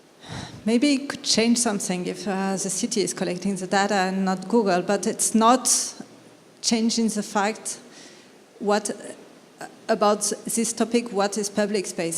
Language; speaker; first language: English; non-native, fluent; French